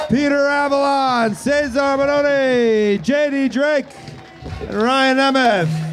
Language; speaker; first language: English; native; English